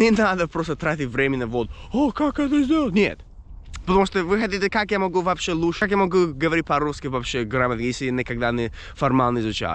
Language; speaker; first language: Russian; non-native, fluent; English